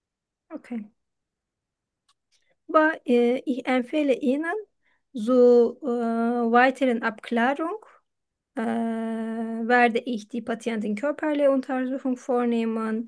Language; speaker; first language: German; non-native, fluent; Turkish